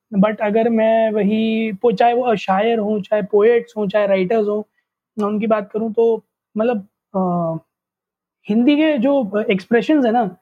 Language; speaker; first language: Hindi; native; Hindi